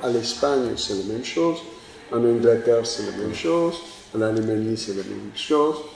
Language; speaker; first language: French; non-native, fluent; Spanish